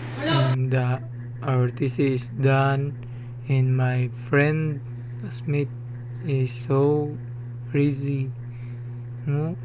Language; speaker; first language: English; non-native, learner; Cebuano